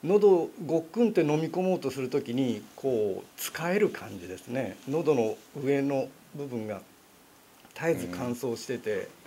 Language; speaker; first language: Japanese; native; Japanese